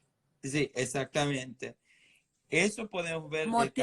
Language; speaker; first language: Spanish; non-native, fluent; English